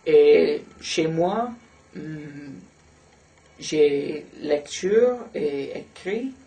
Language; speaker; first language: French; non-native, learner; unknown